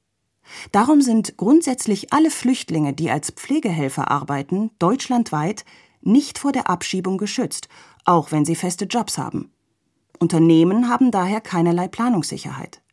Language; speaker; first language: German; native; German